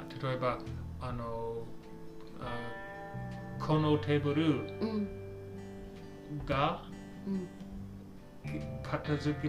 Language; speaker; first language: Japanese; non-native, learner; English